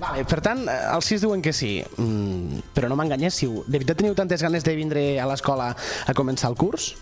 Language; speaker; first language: Catalan; native; Catalan